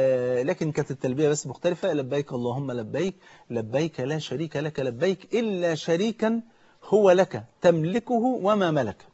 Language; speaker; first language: Arabic; native; Arabic